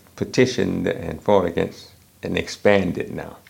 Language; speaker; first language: English; native; English